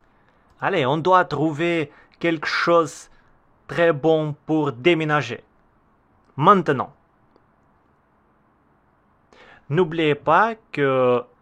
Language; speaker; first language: French; non-native, learner; Russian